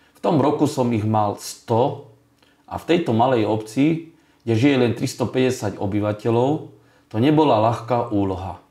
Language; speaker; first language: Slovak; native; Slovak